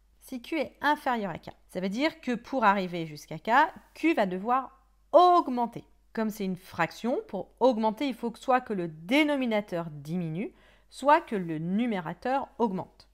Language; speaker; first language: French; native; French